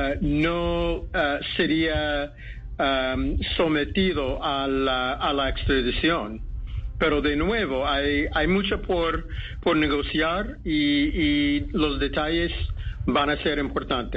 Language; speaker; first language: Spanish; non-native, fluent; English